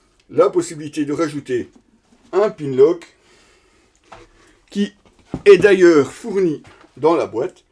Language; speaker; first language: French; native; French